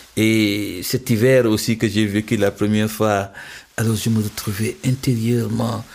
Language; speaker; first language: French; non-native, local second language; Wolof